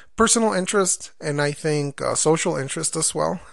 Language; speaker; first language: English; non-native, fluent; Spanish